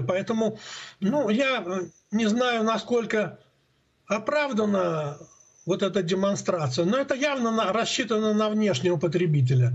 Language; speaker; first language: Russian; native; Russian